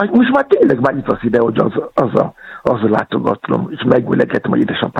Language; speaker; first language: Hungarian; non-native, fluent; Yoruba